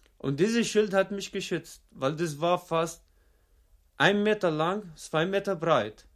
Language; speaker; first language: German; non-native, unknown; Arabic